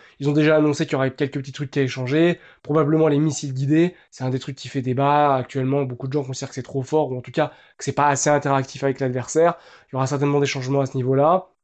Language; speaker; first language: French; native; French